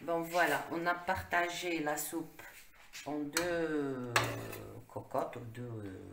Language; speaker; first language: French; non-native, local second language; Arabic